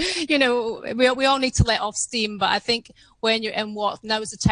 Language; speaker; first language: English; native; English